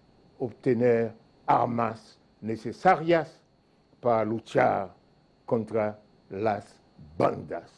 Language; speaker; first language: Spanish; non-native, fluent; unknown